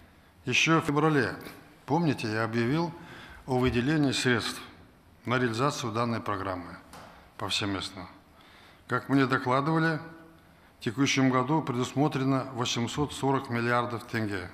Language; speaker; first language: Russian; non-native, local second language; Kazakh